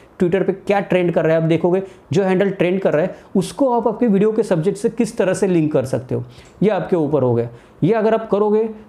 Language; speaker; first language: Hindi; non-native, local second language; Marathi